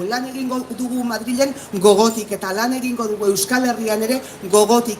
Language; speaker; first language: Basque; native; Basque